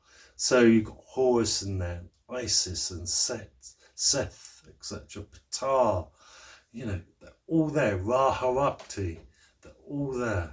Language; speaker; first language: English; native; English